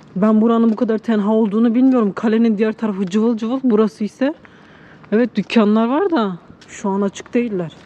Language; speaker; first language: Turkish; native; Turkish